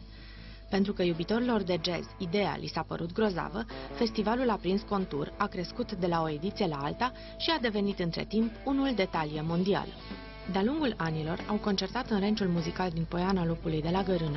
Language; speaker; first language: Romanian; native; Romanian